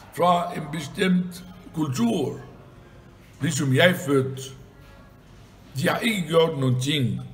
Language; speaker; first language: Danish; non-native, fluent; Arabic